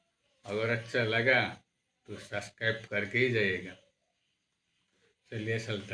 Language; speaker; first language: Hindi; non-native, local second language; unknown